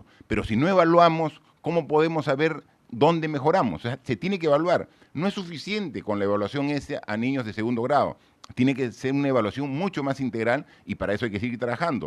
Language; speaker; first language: Spanish; native; Spanish